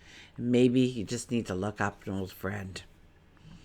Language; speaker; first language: English; native; English